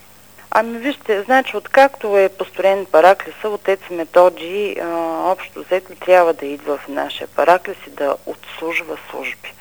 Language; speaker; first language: Bulgarian; native; Bulgarian